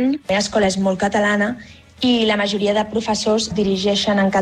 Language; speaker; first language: Catalan; non-native, local second language; Spanish